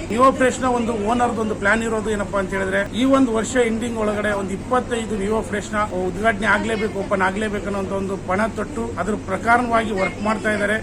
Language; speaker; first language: Kannada; native; Kannada